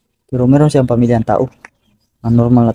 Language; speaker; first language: Filipino; native; Filipino